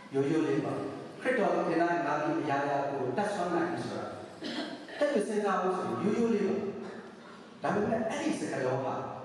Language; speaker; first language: Burmese; non-native, local second language; Kachin